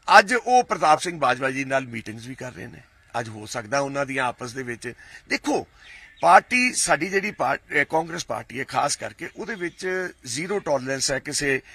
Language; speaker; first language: Punjabi; native; Punjabi